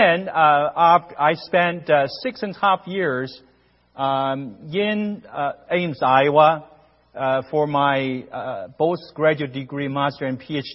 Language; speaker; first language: English; non-native, fluent; Chinese